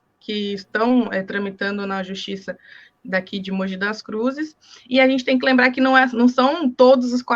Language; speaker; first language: Portuguese; native; Portuguese